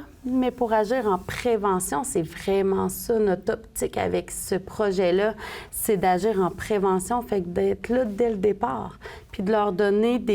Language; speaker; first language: French; native; French